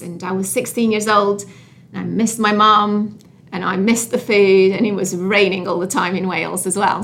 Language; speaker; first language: English; non-native, fluent; Albanian